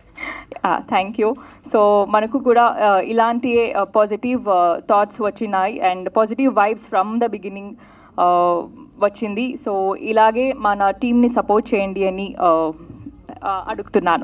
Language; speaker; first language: Telugu; non-native, learner; Kannada